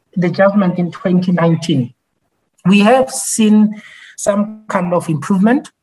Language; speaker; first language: English; non-native, local second language; Tswana